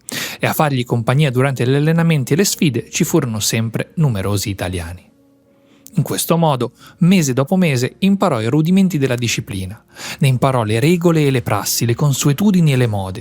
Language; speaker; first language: Italian; native; Italian